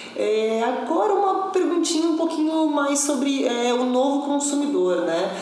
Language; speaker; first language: Portuguese; native; Portuguese